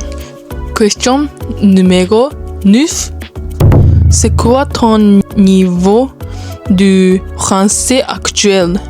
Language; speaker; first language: French; non-native, learner; Japanese